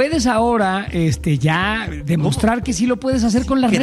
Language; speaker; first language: Spanish; native; Spanish